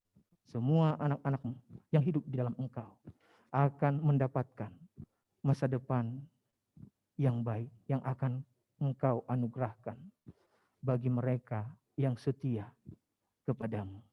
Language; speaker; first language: Indonesian; native; Indonesian